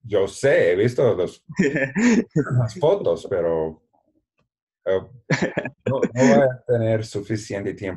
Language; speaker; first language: Spanish; non-native, learner; English